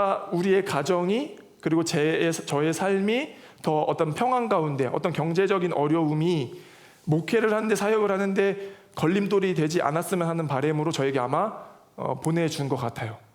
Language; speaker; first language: Korean; native; Korean